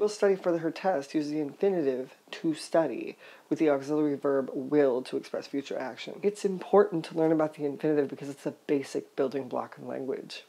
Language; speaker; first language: English; native; English